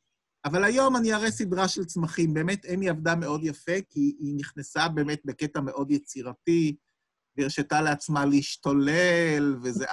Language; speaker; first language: Hebrew; native; Hebrew